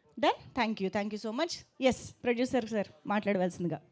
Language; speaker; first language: Telugu; native; Telugu